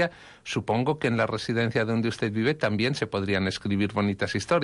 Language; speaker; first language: Spanish; non-native, local second language; Catalan